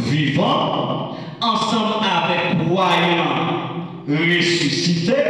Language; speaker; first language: French; non-native, local second language; Haitian Creole